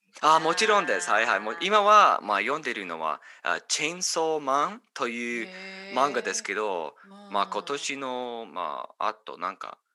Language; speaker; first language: Japanese; non-native, learner; English